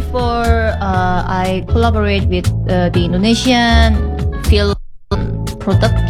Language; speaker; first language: English; non-native, learner; Korean